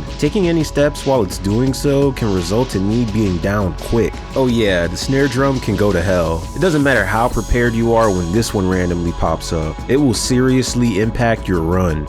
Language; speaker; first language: English; native; English